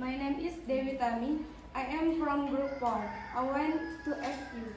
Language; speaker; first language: English; non-native, learner; Indonesian